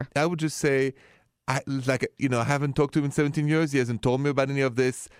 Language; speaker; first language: English; non-native, fluent; French